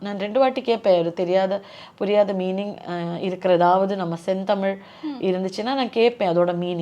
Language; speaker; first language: Tamil; non-native, local second language; Malayalam